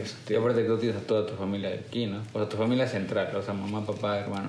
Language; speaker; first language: Spanish; native; Spanish